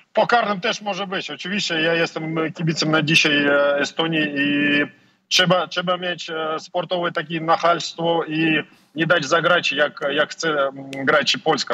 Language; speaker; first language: Polish; non-native, learner; Russian